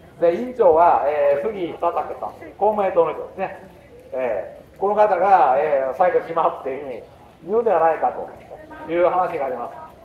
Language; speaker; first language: Japanese; native; Japanese